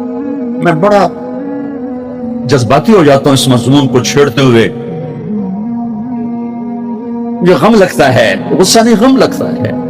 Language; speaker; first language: Hindi; non-native, local second language; Punjabi